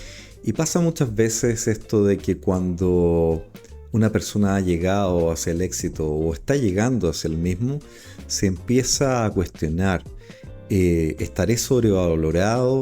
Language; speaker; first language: Spanish; native; Spanish